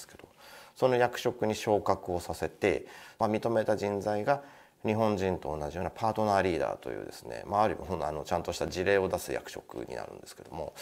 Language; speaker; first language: Japanese; native; Japanese